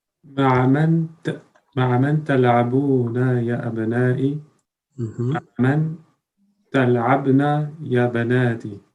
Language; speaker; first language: Arabic; non-native, learner; French